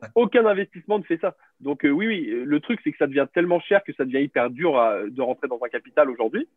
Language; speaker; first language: French; native; French